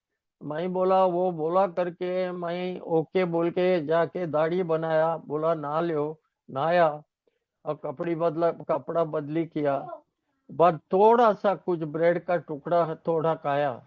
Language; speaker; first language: Hindi; non-native, local second language; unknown